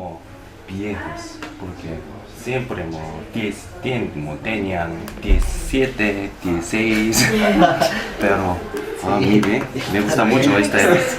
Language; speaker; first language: Spanish; non-native, learner; Korean